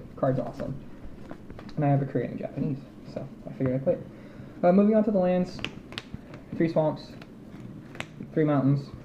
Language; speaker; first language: English; native; English